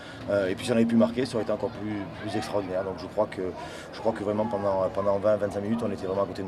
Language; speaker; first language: French; native; French